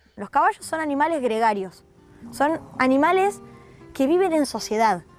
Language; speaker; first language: Spanish; native; Spanish